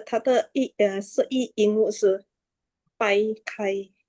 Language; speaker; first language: Chinese; non-native, learner; Indonesian